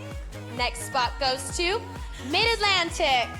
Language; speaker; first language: English; native; English